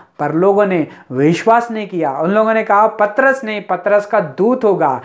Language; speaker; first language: Hindi; non-native, local second language; Telugu